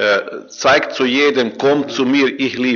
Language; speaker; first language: German; non-native, learner; Croatian